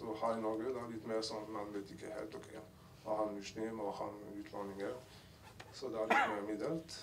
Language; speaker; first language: Norwegian; non-native, learner; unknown